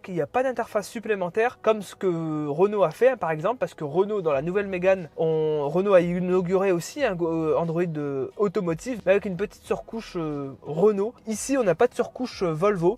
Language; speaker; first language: French; native; French